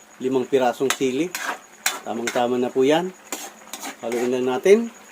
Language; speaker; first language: Filipino; non-native, local second language; Bikol